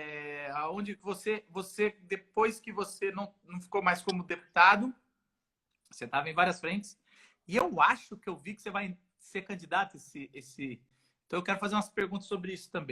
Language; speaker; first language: Portuguese; native; Portuguese